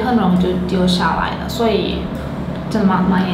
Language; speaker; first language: Chinese; non-native, learner; Turkish